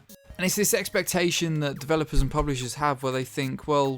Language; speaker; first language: English; native; English